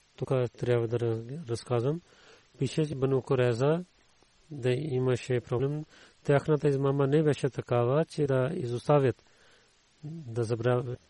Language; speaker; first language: Bulgarian; non-native, learner; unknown